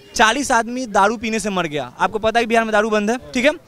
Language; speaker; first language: Hindi; native; Hindi